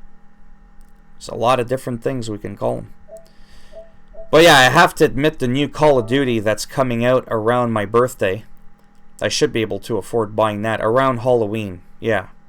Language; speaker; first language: English; native; English